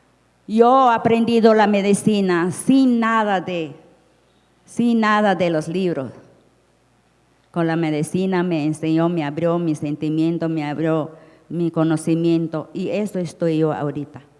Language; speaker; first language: Spanish; non-native, local second language; Shipibo-Conibo